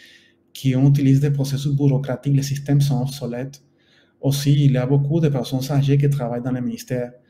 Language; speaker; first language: French; non-native, fluent; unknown